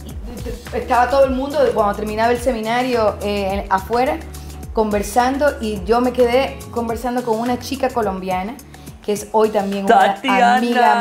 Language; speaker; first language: Spanish; native; Spanish